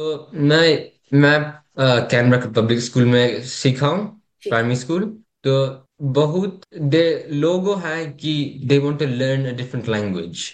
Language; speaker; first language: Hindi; early bilingual, heritage; English